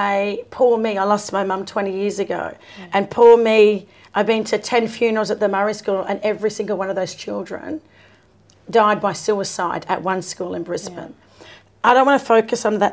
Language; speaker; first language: English; native; English